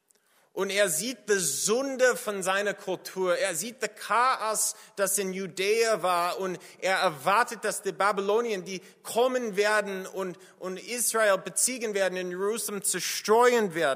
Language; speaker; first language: German; non-native, fluent; English